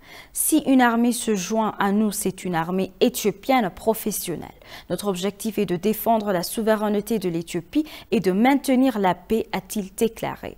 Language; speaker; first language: French; non-native, fluent; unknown